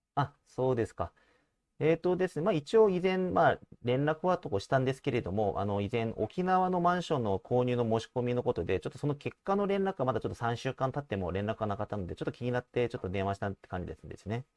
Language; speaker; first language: Japanese; non-native, fluent; Korean